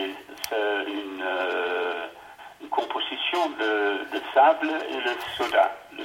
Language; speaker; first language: French; non-native, learner; Dutch